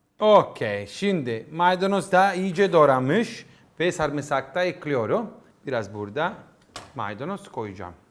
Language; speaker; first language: Turkish; non-native, learner; Italian